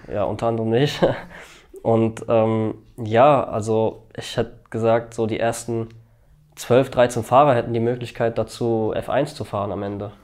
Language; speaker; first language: German; early bilingual, other home language; Albanian